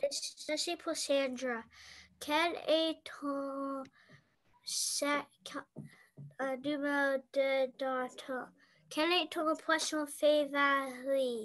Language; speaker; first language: French; non-native, learner; English